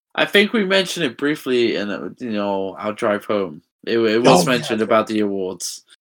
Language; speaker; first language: English; native; English